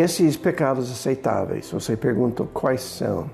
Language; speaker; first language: Portuguese; non-native, fluent; English